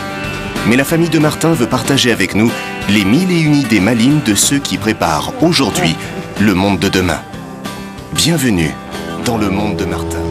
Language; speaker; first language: French; native; French